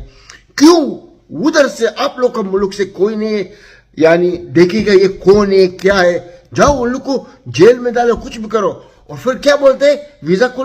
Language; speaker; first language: Hindi; non-native, learner; Arabic